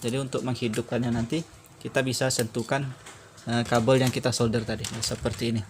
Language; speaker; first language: Indonesian; native; Indonesian